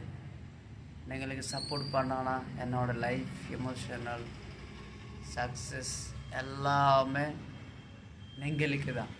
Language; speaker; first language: Tamil; non-native, learner; Hindi